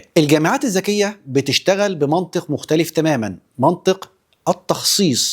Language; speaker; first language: Arabic; native; Arabic